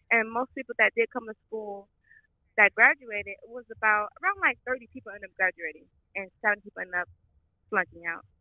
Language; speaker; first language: English; native; English